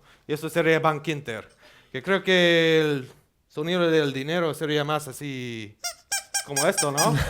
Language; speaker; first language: Spanish; non-native, fluent; English